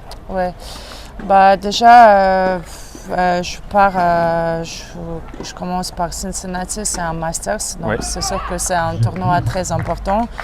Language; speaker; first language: French; non-native, fluent; Russian